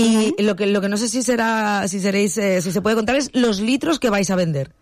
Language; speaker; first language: Spanish; native; Spanish